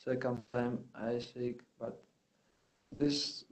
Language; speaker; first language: English; non-native, learner; Russian